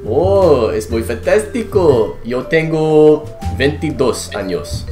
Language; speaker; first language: Spanish; non-native, learner; English